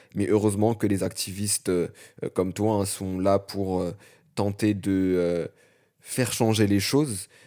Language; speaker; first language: French; native; French